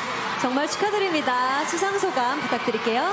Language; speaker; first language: Korean; native; Korean